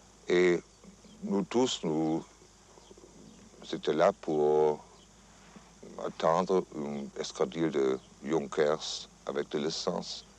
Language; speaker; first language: French; non-native, fluent; German